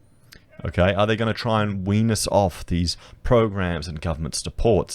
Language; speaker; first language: English; native; English